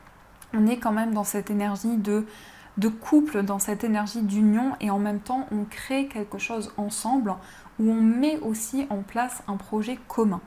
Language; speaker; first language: French; native; French